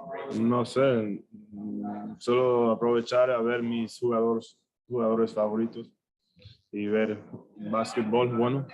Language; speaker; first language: Spanish; early bilingual, heritage; English